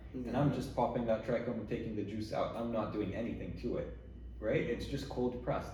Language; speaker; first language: English; early bilingual, other home language; Arabic